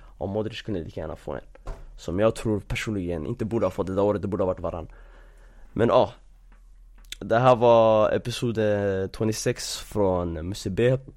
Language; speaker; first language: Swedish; early bilingual, other home language; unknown